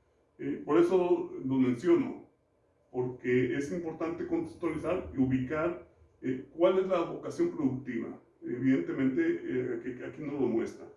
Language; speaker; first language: Spanish; native; Spanish